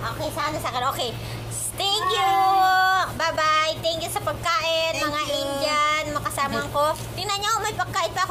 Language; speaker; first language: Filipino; non-native, local second language; Iloko